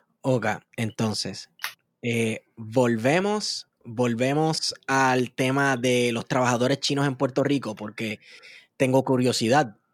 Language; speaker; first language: Spanish; native; Spanish